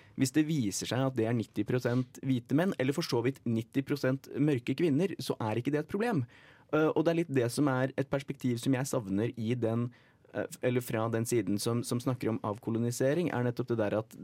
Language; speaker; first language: Norwegian; native; Norwegian